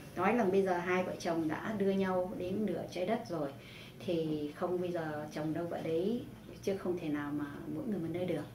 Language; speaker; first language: Vietnamese; native; Vietnamese